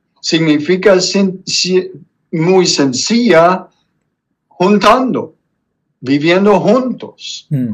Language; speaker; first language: Spanish; non-native, fluent; English